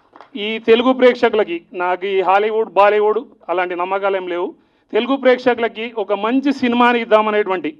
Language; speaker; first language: Telugu; native; Telugu